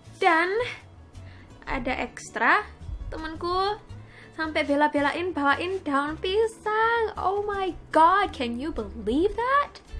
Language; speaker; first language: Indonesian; non-native, fluent; Japanese